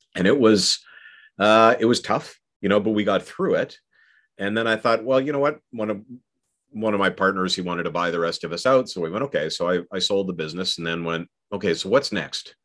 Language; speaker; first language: English; native; English